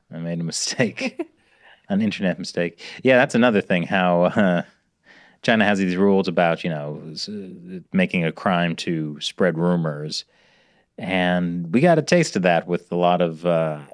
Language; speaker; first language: English; native; English